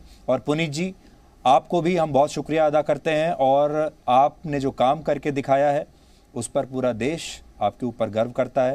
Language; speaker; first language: Hindi; native; Hindi